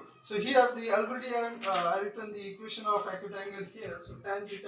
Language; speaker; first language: English; non-native, local second language; Marathi